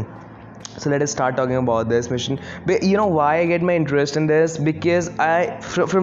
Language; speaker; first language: English; non-native, local second language; Hindi